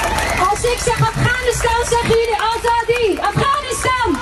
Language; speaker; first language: Dutch; non-native, local second language; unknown